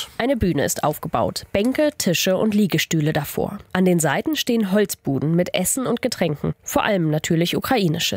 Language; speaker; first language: German; native; German